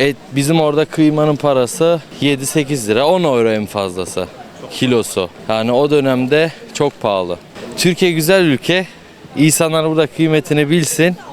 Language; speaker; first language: Turkish; early bilingual, other home language; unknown